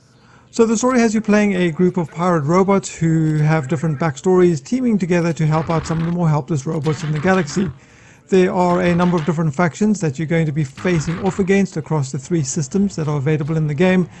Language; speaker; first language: English; native; English